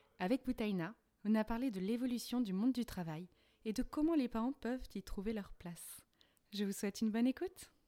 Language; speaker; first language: French; native; French